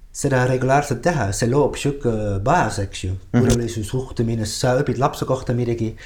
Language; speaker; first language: Estonian; non-native, fluent; Dutch